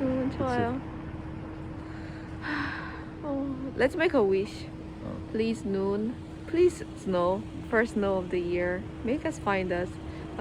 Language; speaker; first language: English; non-native, fluent; Italian